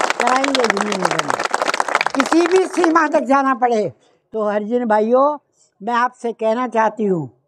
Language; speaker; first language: Hindi; native; Hindi